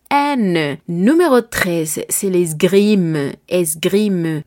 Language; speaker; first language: French; non-native, learner; Spanish